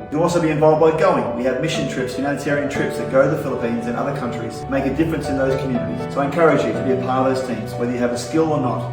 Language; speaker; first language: English; native; English